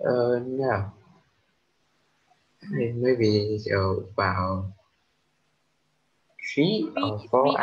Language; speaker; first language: English; non-native, learner; Vietnamese